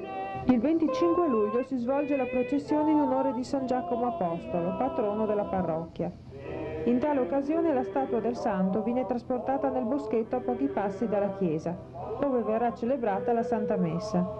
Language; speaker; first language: Italian; native; Italian